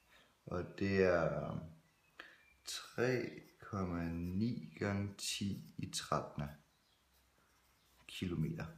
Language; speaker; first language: Danish; native; Danish